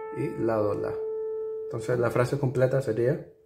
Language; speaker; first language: Spanish; native; Spanish